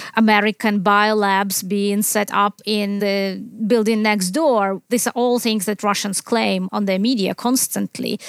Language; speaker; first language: English; non-native, fluent; Ukrainian